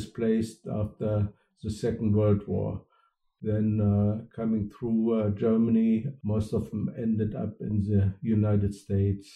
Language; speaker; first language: English; non-native, fluent; German